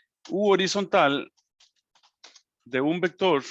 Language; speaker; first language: Spanish; native; Spanish